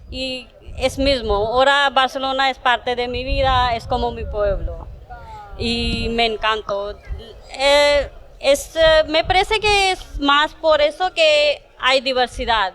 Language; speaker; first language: Spanish; non-native, learner; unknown